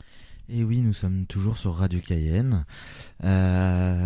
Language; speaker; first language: French; native; French